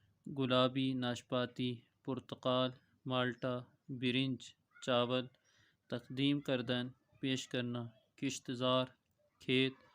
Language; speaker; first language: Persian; non-native, fluent; Urdu